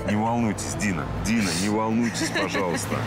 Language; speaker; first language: Russian; native; Russian